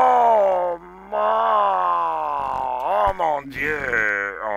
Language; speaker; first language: French; non-native, learner; German